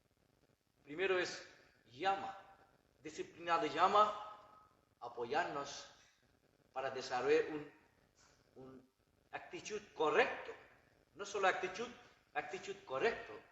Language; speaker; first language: Spanish; non-native, learner; Bangla